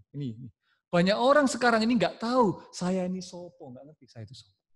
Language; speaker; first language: Indonesian; non-native, local second language; Javanese